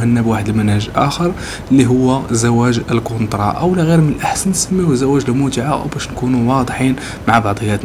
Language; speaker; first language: Arabic; native; Arabic